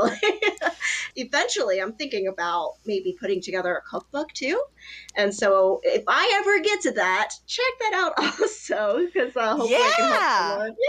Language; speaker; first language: English; early bilingual, other home language; Chinese